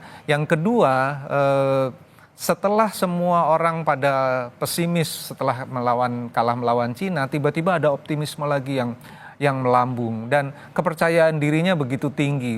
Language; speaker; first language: Indonesian; native; Indonesian